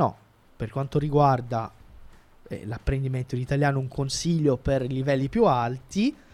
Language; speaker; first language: Italian; non-native, fluent; Portuguese